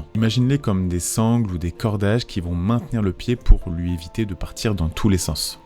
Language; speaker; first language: French; native; French